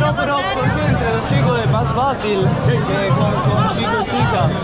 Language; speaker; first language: Spanish; non-native, fluent; Italian